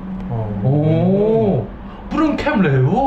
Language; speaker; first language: Thai; non-native, learner; Korean